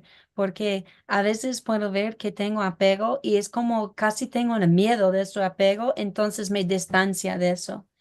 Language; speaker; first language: Spanish; non-native, fluent; English